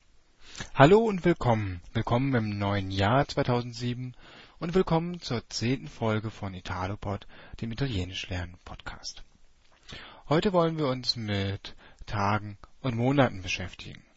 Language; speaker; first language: German; native; German